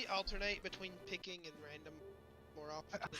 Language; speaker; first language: English; native; English